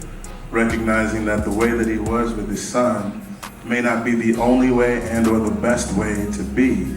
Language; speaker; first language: English; native; English